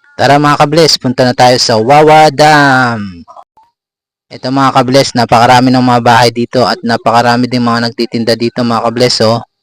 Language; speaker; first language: Filipino; native; Filipino